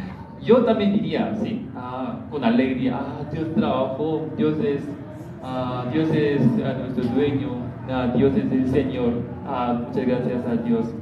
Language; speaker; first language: Spanish; non-native, learner; Korean